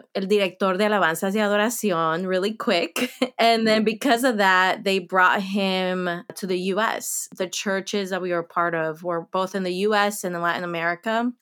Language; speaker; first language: English; early bilingual, other home language; Spanish